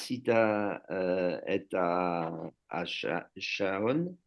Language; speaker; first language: Hebrew; non-native, learner; French